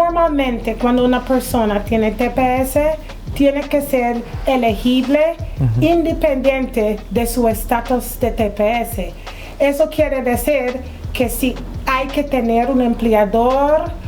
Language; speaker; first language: Spanish; non-native, fluent; English